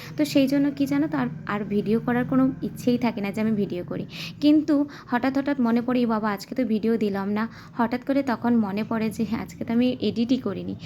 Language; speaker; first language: Bangla; non-native, local second language; Santali